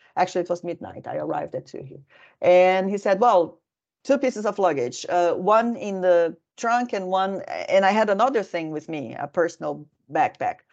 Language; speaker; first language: English; non-native, fluent; Portuguese